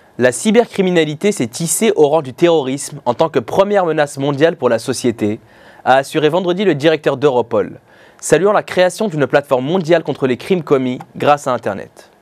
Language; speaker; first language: French; non-native, local second language; Arabic